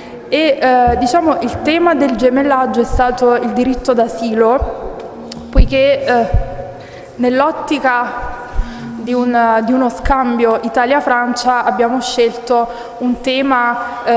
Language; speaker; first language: Italian; native; Italian